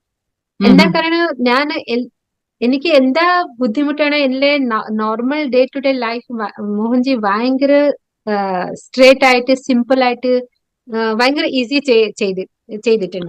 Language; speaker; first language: Malayalam; non-native, local second language; Odia